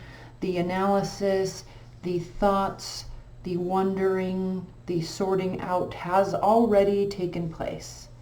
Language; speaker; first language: English; native; English